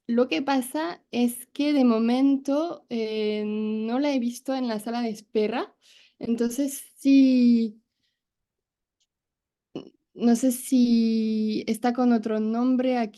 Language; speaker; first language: Spanish; non-native, fluent; French